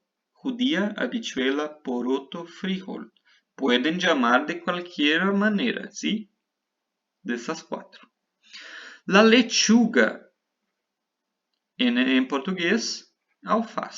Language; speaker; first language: Spanish; non-native, fluent; Portuguese